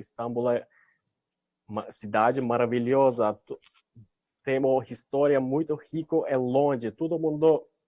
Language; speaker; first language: Portuguese; non-native, learner; Turkish